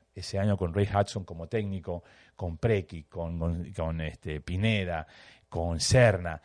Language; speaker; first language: Spanish; native; Spanish